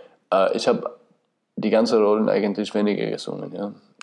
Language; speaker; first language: German; non-native, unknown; Albanian